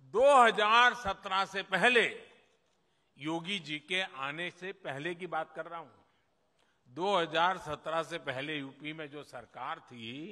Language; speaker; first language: Hindi; non-native, local second language; Gujarati